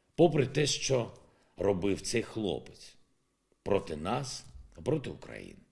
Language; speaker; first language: Ukrainian; non-native, local second language; Russian